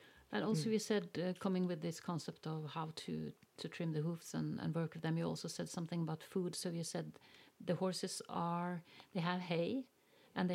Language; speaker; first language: English; non-native, fluent; Norwegian